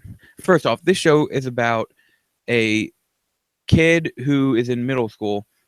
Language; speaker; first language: English; native; English